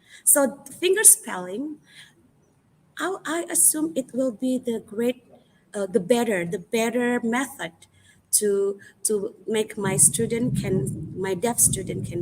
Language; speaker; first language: English; non-native, fluent; Indonesian